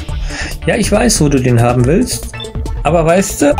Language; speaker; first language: German; native; German